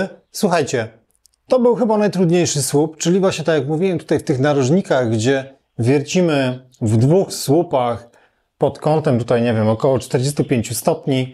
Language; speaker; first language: Polish; native; Polish